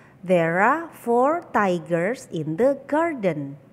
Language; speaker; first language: English; non-native, fluent; Indonesian